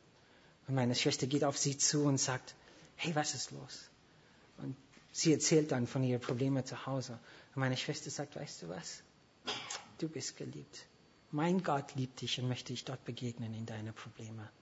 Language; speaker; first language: German; non-native, fluent; English